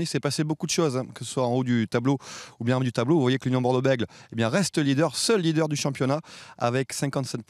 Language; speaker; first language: French; native; French